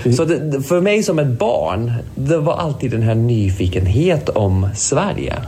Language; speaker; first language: Swedish; non-native, fluent; English